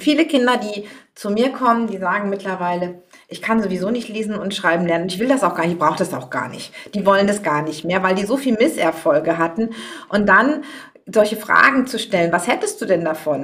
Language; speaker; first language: German; native; German